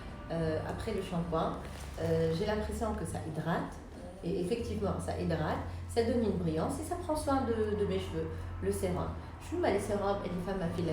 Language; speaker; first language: French; non-native, local second language; Arabic